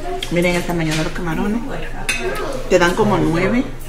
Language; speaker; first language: Spanish; early bilingual, heritage; Spanish